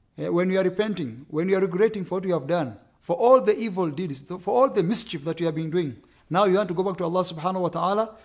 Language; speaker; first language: English; non-native, local second language; Swahili